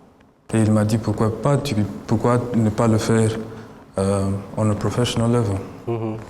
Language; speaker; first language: French; non-native, local second language; Kinyarwanda